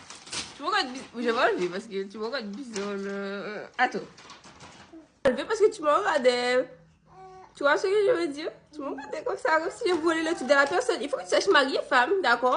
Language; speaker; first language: French; native; French